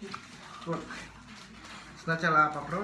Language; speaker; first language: Russian; non-native, learner; Indonesian